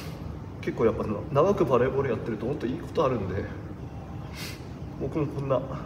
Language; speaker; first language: Japanese; native; Japanese